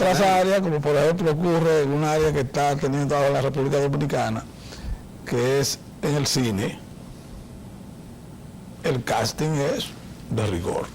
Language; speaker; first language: Spanish; native; Spanish